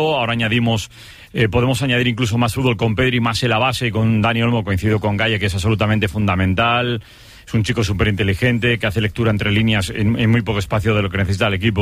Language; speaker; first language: Spanish; native; Spanish